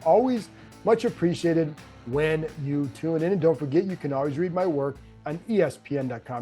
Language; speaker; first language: English; native; English